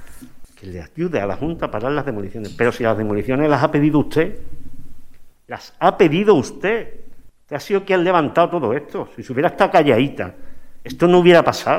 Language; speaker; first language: Spanish; native; Spanish